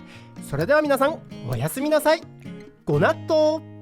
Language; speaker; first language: Japanese; native; Japanese